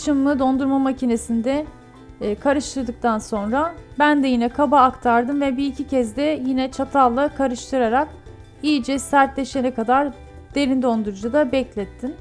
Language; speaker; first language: Turkish; native; Turkish